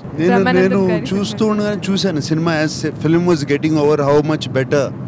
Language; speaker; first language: Telugu; native; Telugu